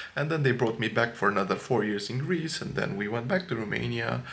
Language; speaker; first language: English; non-native, fluent; Romanian